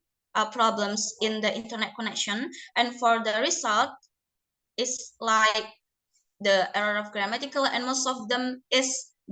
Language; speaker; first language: English; non-native, learner; Indonesian